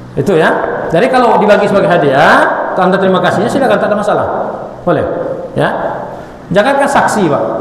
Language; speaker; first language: Indonesian; native; Indonesian